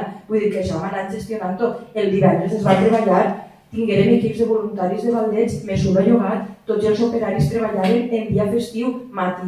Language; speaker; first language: Catalan; native; Catalan